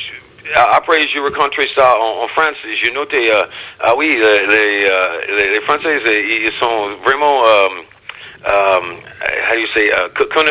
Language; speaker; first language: French; non-native, learner; English